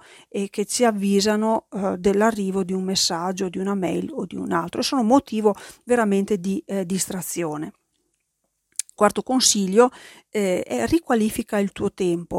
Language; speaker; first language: Italian; native; Italian